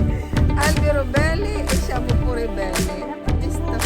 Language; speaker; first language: Italian; non-native, learner; Filipino